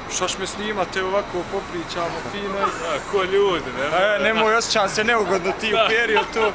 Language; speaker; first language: Bosnian; native; Bosnian